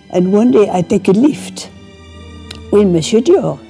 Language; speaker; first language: English; non-native, fluent; French